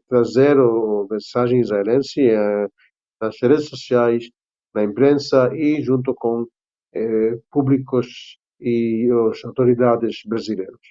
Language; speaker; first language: Portuguese; non-native, fluent; Hebrew